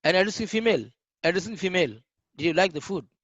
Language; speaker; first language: English; non-native, learner; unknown